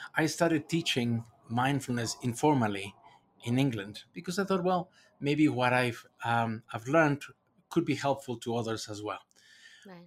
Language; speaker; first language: English; non-native, fluent; Spanish